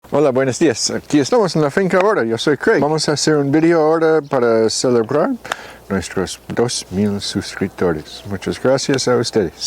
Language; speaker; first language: Spanish; non-native, fluent; English